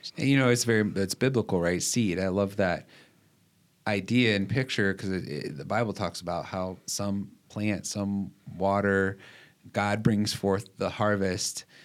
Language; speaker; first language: English; native; English